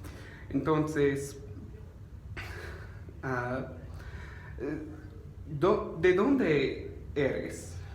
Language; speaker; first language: Spanish; non-native, learner; English